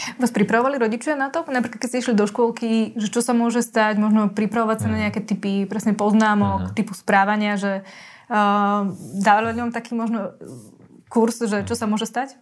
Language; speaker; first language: Slovak; native; Slovak